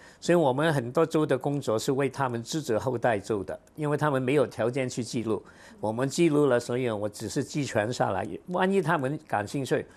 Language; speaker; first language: Chinese; non-native, local second language; Cantonese